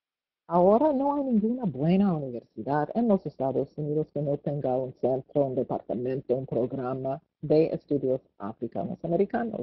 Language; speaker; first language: Spanish; non-native, fluent; English